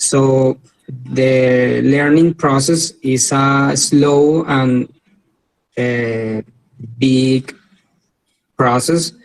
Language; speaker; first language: English; non-native, learner; Spanish